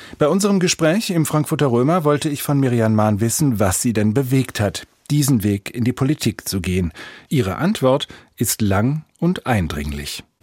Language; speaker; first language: German; native; German